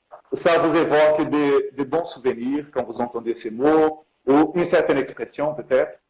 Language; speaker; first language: French; non-native, fluent; Portuguese